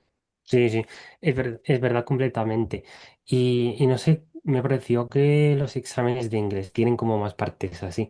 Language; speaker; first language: Spanish; non-native, fluent; English